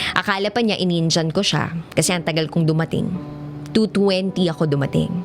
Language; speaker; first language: Filipino; native; Filipino